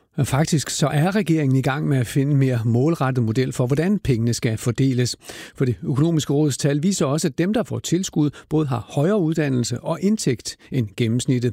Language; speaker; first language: Danish; native; Danish